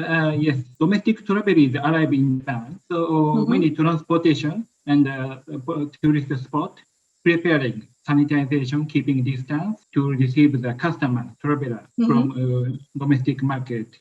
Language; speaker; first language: English; non-native, learner; Japanese